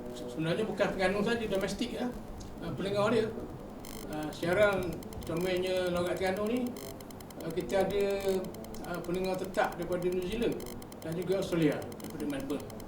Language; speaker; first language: Malay; native; Malay